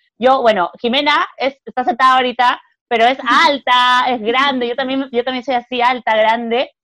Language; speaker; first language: Spanish; native; Spanish